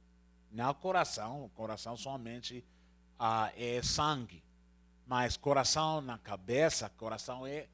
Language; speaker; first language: Portuguese; non-native, learner; Spanish